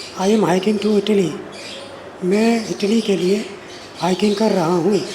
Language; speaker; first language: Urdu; native; Urdu